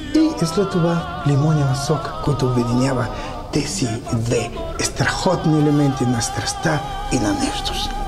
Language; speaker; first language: Bulgarian; non-native, fluent; Spanish